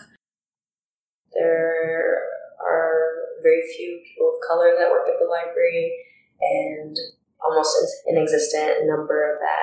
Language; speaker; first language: English; early bilingual, other home language; Spanish